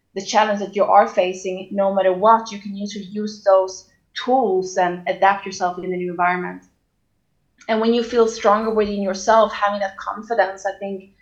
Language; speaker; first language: English; non-native, fluent; Swedish